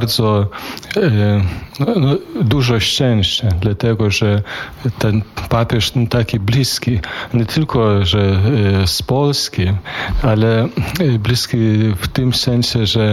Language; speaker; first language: Polish; non-native, fluent; Lithuanian